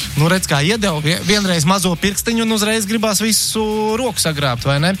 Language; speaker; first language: Latvian; native; Latvian